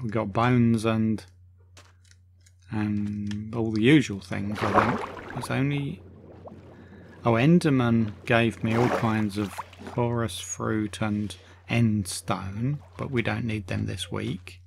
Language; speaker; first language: English; native; English